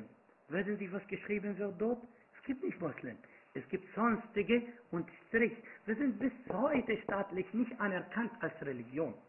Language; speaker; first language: German; non-native, fluent; Arabic